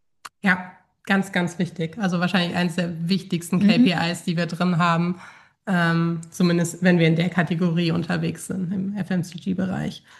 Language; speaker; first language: German; native; German